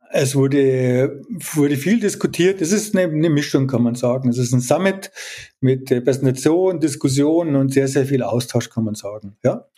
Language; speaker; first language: German; native; German